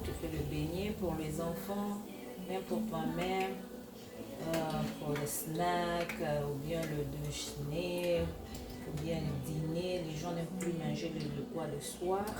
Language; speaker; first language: French; non-native, local second language; Lingala